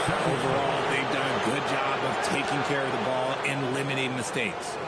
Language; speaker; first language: English; native; English